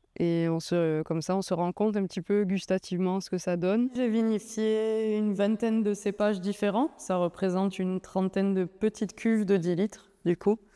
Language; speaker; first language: French; native; French